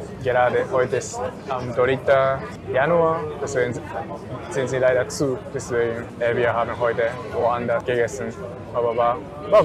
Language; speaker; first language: German; non-native, learner; Japanese